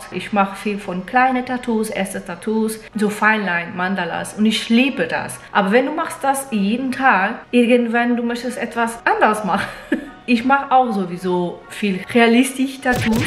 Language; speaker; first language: German; non-native, fluent; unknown